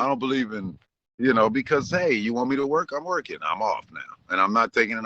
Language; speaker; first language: English; native; English